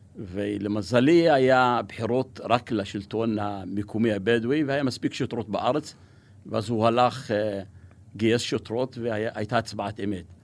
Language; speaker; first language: Hebrew; non-native, local second language; Arabic